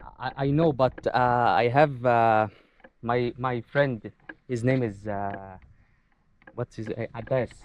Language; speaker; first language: English; non-native, learner; Arabic